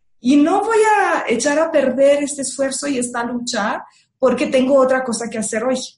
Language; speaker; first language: Spanish; non-native, fluent; Romanian